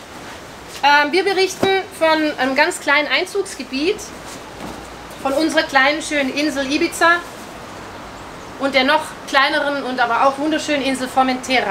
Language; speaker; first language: German; native; German